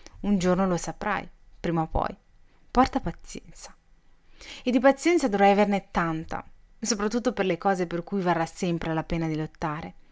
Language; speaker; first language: Italian; native; Italian